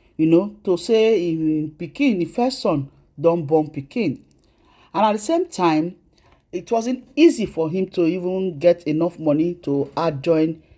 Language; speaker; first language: Nigerian Pidgin; native; Nigerian Pidgin